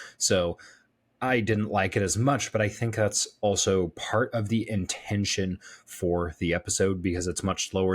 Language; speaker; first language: English; native; English